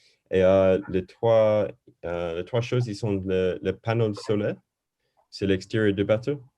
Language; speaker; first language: French; non-native, learner; English